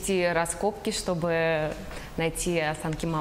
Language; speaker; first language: Russian; native; Russian